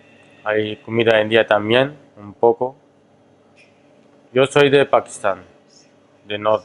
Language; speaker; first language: Spanish; non-native, fluent; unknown